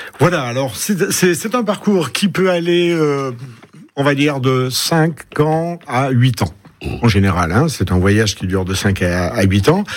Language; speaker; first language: French; native; French